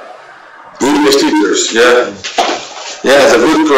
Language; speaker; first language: English; non-native, learner; Portuguese